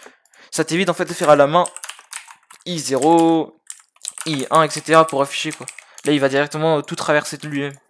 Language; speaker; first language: French; native; French